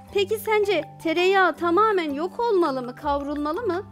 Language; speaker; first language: Turkish; native; Turkish